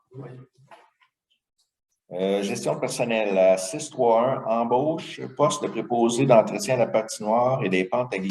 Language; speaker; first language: French; native; French